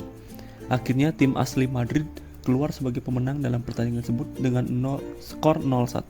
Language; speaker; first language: Indonesian; native; Indonesian